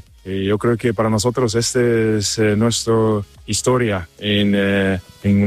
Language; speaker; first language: Spanish; non-native, learner; German